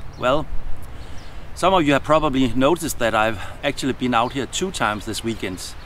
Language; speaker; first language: English; non-native, fluent; Danish